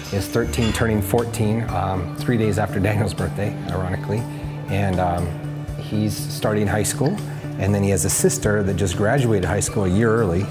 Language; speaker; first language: English; native; English